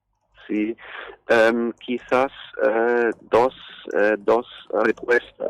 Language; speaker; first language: Spanish; non-native, fluent; German